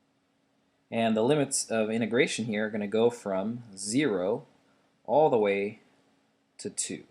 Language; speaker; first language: English; native; English